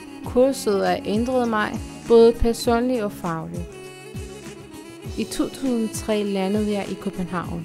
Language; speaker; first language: Danish; non-native, fluent; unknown